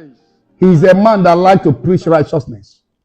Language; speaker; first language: English; non-native, local second language; Igbo